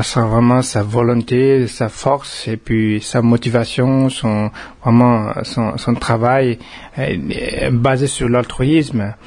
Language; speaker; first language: French; non-native, fluent; Tibetan